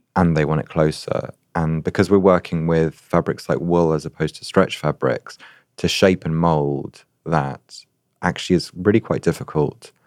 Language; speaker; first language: English; native; English